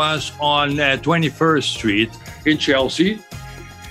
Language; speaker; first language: English; non-native, fluent; German